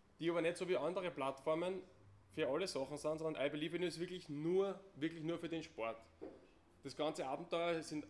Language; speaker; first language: German; native; German